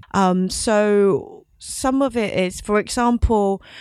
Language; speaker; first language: English; non-native, local second language; Cantonese